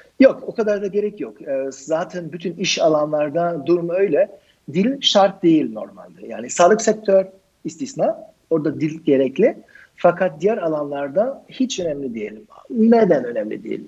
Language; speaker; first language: Turkish; non-native, fluent; German